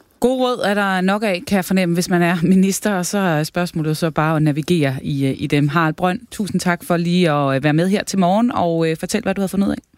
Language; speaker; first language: Danish; native; Danish